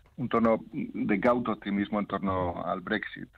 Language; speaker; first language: Spanish; non-native, fluent; Arabic